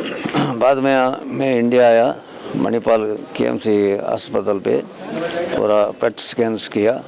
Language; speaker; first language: Hindi; non-native, local second language; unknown